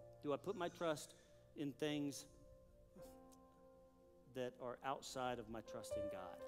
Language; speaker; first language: English; native; English